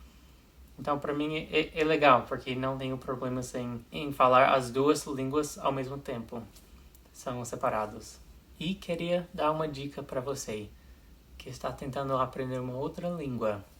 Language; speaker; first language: Portuguese; non-native, fluent; English